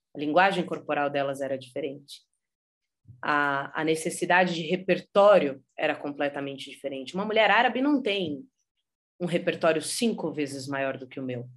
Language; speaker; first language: Portuguese; early bilingual, heritage; Portuguese